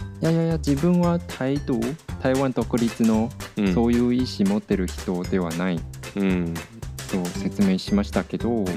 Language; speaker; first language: Japanese; non-native, fluent; Chinese